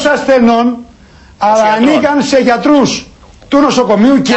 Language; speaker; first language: Greek; native; Greek